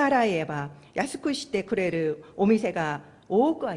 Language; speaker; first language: Japanese; non-native, fluent; Korean